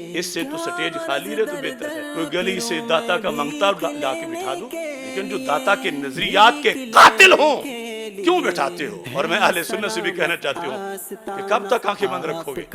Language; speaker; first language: Urdu; non-native, local second language; Punjabi